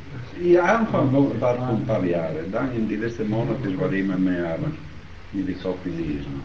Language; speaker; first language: German; non-native, learner; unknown